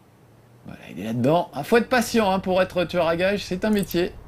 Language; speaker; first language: French; native; French